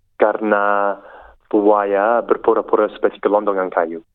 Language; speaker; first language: Indonesian; non-native, learner; English